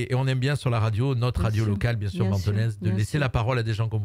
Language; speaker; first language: French; native; French